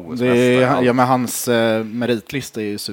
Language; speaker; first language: Swedish; native; Swedish